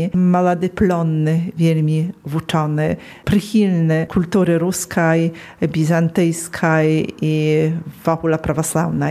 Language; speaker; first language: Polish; non-native, local second language; Belarusian